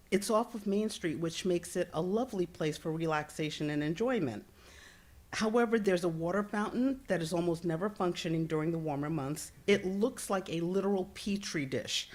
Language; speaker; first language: English; native; English